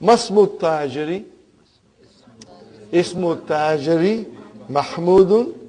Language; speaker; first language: Arabic; non-native, fluent; Urdu